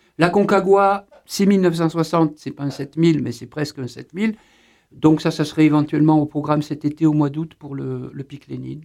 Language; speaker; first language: French; native; French